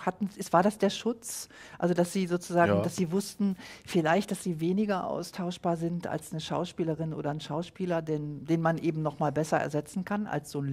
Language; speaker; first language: German; native; German